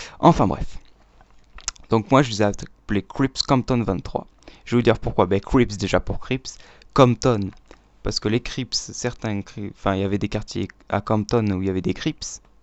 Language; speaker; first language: French; native; French